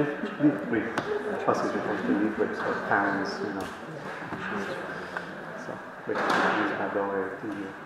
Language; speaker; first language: French; non-native, fluent; English